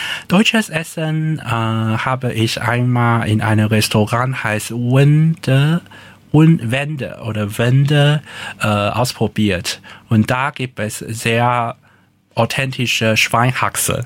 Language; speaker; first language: German; non-native, learner; Chinese